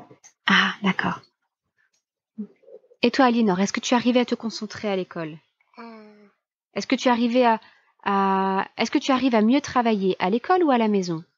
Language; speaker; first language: French; native; French